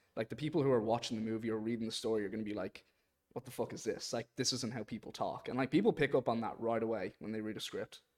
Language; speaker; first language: English; native; English